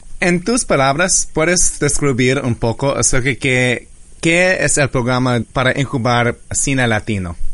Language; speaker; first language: Spanish; early bilingual, heritage; English